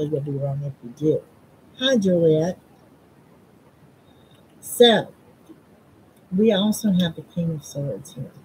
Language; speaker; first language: English; native; English